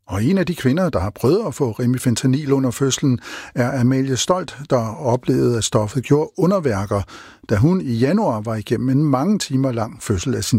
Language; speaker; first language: Danish; native; Danish